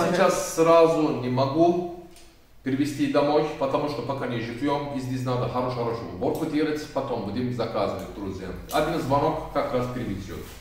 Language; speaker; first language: Russian; non-native, learner; Turkish